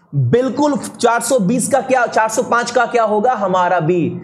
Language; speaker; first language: Hindi; native; Hindi